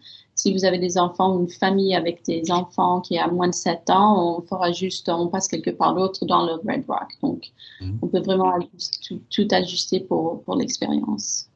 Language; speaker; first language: French; early bilingual, heritage; French